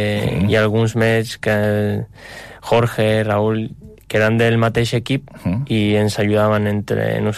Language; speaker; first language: Catalan; non-native, local second language; Spanish